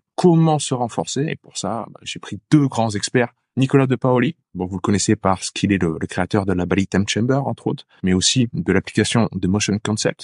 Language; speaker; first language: French; native; French